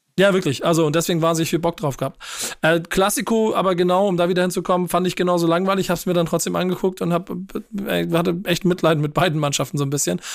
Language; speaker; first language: German; native; German